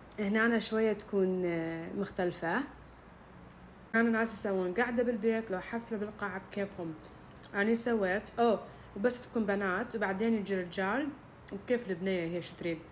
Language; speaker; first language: Arabic; early bilingual, heritage; Arabic